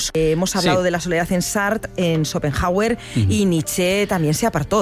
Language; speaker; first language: Spanish; native; Spanish